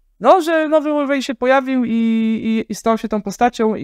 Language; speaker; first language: Polish; native; Polish